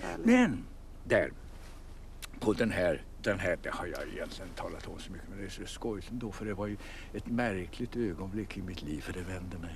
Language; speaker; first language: Swedish; native; Swedish